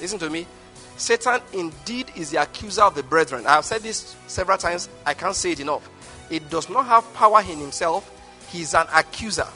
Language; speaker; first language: English; non-native, local second language; Igbo